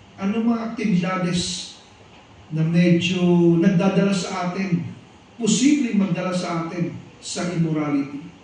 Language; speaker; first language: Filipino; non-native, local second language; Cebuano